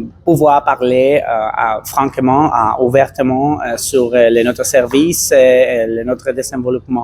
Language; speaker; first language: French; non-native, learner; Spanish